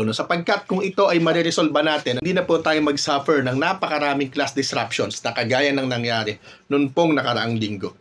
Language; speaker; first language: Filipino; native; Filipino